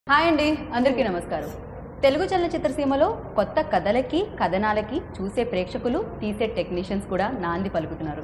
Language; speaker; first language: Telugu; native; Telugu